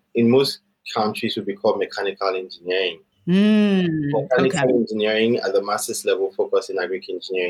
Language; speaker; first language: English; non-native, local second language; Akan